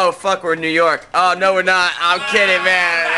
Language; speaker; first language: English; native; English